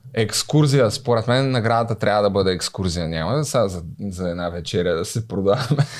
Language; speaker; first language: Bulgarian; native; Bulgarian